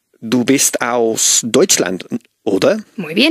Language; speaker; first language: German; non-native, learner; Spanish